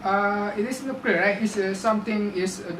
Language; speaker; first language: English; non-native, learner; Indonesian